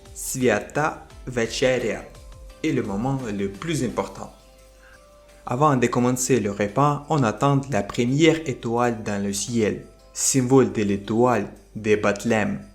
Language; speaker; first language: French; non-native, fluent; Ukrainian